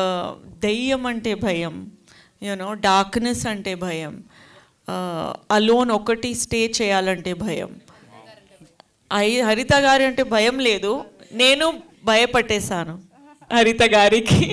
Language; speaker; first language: Telugu; non-native, fluent; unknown